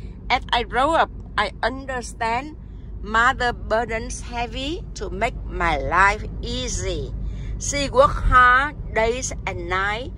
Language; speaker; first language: English; non-native, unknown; Vietnamese